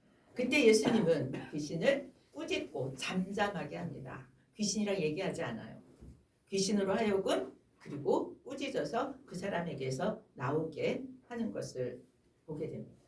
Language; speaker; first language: Korean; native; Korean